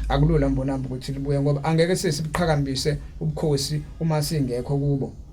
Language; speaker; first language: Zulu; native; Zulu